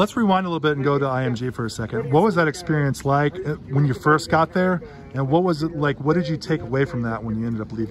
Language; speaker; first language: English; native; English